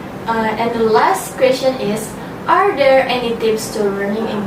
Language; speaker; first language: English; non-native, learner; Indonesian